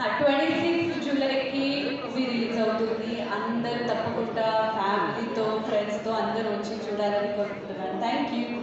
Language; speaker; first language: Telugu; non-native, learner; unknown